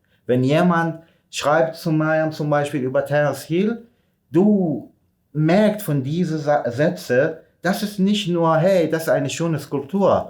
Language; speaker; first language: German; non-native, fluent; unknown